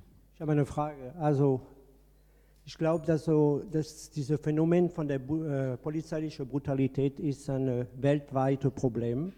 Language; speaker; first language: German; non-native, fluent; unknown